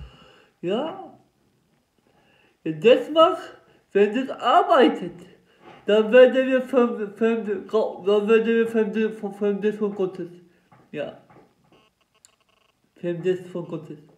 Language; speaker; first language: German; non-native, learner; Turkish